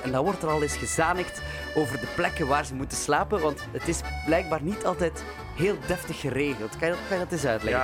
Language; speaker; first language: Dutch; native; Dutch